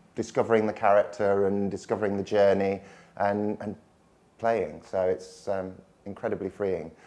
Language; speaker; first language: English; native; English